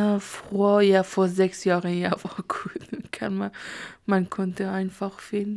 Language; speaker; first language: German; non-native, learner; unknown